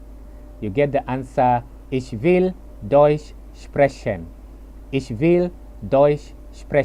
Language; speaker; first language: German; non-native, learner; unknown